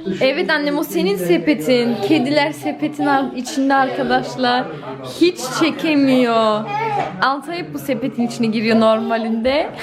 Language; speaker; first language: Turkish; early bilingual, heritage; Turkish